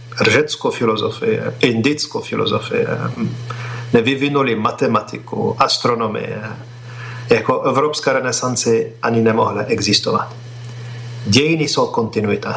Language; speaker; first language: Czech; non-native, fluent; Arabic